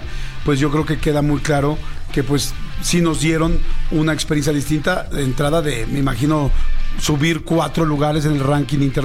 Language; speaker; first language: Spanish; native; Spanish